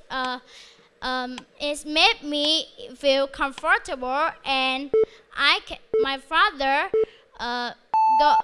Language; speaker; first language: English; non-native, learner; Vietnamese